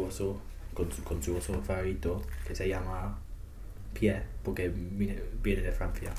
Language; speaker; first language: Spanish; non-native, learner; English